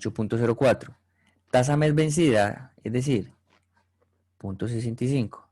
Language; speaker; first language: Spanish; native; Spanish